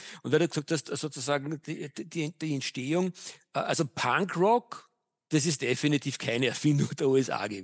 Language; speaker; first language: German; native; German